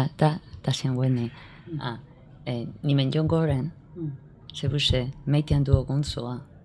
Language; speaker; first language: Chinese; non-native, learner; Spanish